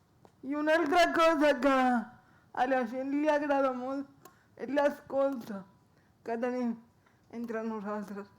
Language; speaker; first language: Catalan; non-native, local second language; Spanish